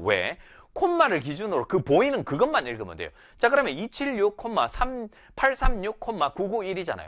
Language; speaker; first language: Korean; native; Korean